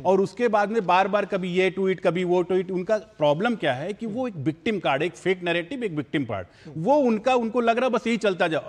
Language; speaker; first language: Hindi; native; Hindi